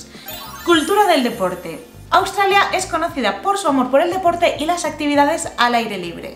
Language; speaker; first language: Spanish; native; Spanish